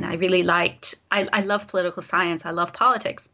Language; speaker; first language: English; native; English